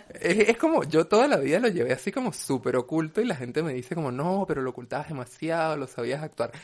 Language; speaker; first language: Spanish; native; Spanish